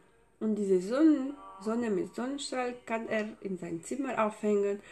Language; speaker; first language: German; non-native, fluent; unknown